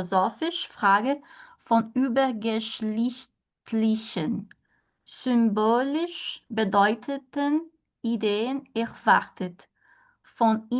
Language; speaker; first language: German; non-native, learner; Portuguese